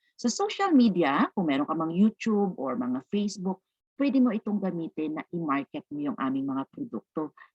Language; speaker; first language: Filipino; non-native, local second language; Cebuano